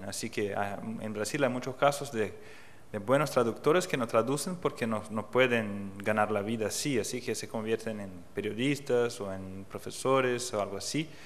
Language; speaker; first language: Spanish; non-native, fluent; Portuguese